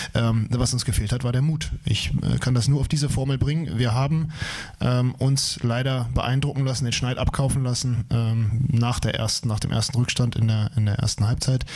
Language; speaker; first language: German; native; German